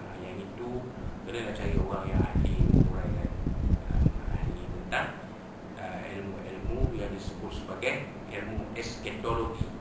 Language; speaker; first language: Malay; native; Malay